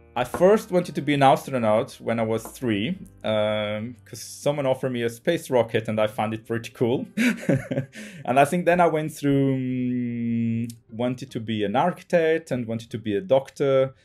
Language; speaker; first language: English; non-native, fluent; Portuguese